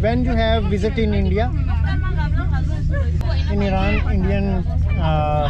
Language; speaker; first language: English; non-native, learner; Urdu